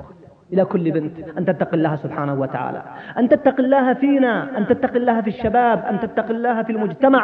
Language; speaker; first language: Arabic; native; Arabic